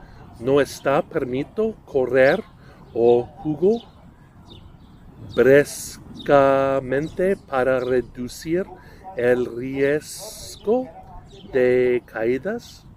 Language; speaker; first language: Spanish; non-native, learner; English